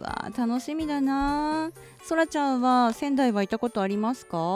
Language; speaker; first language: Japanese; native; Japanese